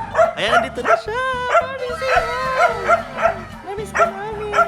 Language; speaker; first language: Filipino; non-native, local second language; Bikol